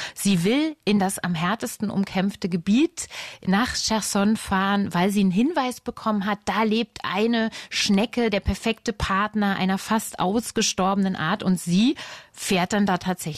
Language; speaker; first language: German; native; German